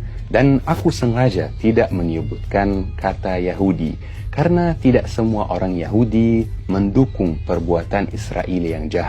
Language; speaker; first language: Indonesian; non-native, fluent; Arabic